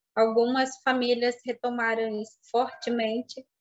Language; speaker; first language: Portuguese; non-native, local second language; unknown